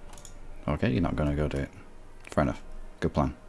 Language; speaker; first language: English; native; English